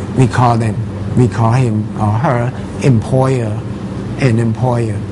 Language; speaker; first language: English; non-native, fluent; Thai